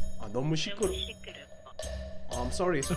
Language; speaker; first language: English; non-native, learner; Korean